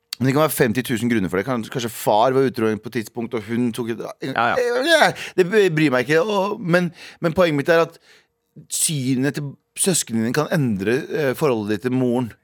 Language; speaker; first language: Norwegian; native; Norwegian